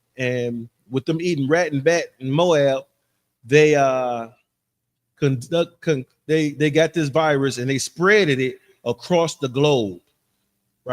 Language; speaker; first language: English; native; English